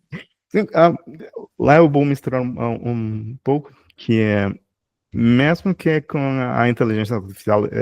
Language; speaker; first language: Portuguese; non-native, fluent; Spanish